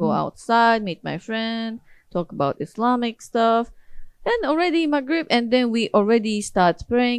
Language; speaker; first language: English; non-native, fluent; Japanese